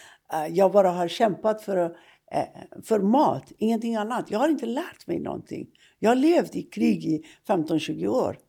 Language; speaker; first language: Swedish; non-native, fluent; Persian